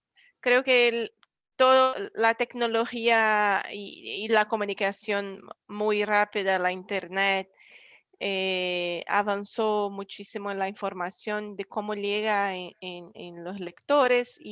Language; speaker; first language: Spanish; non-native, fluent; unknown